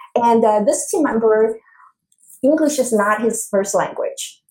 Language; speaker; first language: English; non-native, fluent; Chinese